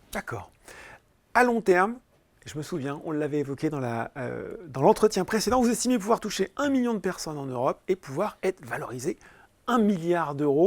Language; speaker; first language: French; native; French